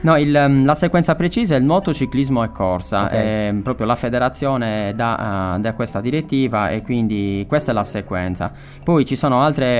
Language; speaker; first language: Italian; native; Italian